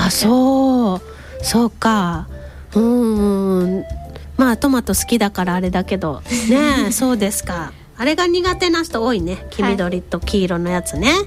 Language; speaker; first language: Japanese; native; Japanese